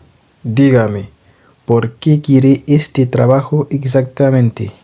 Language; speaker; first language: Spanish; non-native, fluent; Haitian Creole